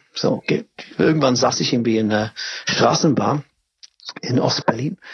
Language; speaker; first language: German; non-native, fluent; English